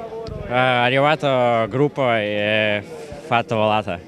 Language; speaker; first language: Italian; non-native, learner; Russian